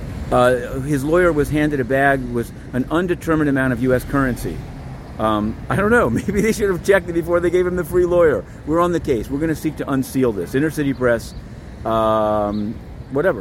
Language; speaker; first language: English; native; English